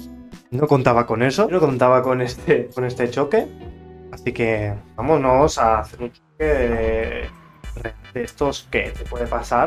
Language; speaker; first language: Spanish; native; Spanish